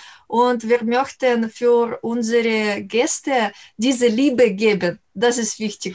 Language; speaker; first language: German; non-native, learner; Russian